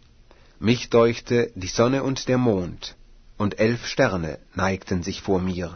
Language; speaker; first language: German; native; German